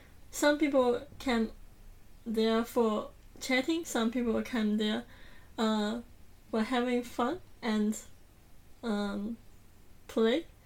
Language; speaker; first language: English; non-native, learner; Chinese